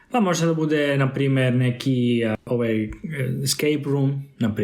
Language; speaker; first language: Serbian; non-native, fluent; Spanish